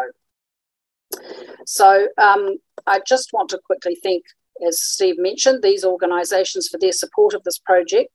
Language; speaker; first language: English; native; English